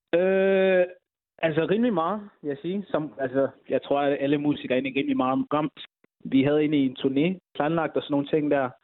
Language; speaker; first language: Danish; early bilingual, other home language; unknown